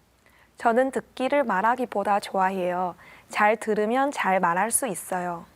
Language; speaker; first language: Korean; non-native, learner; Chinese